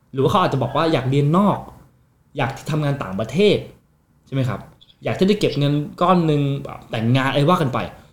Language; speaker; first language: Thai; non-native, fluent; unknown